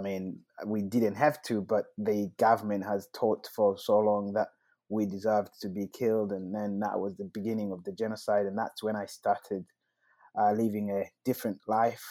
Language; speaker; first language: English; non-native, local second language; Kinyarwanda